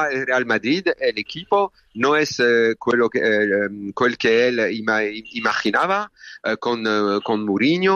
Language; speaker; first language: Spanish; non-native, fluent; French